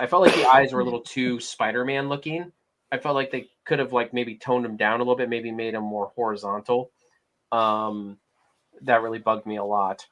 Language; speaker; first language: English; native; English